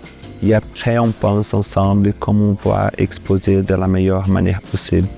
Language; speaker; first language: French; non-native, fluent; Portuguese